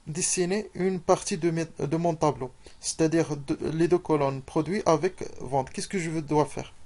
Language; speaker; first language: French; non-native, local second language; Arabic